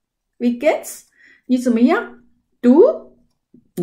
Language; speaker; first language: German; non-native, learner; Chinese